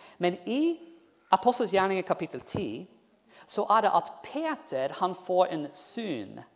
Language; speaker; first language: Norwegian; non-native, fluent; English